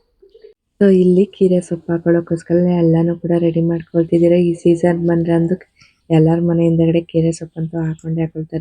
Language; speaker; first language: Kannada; native; Kannada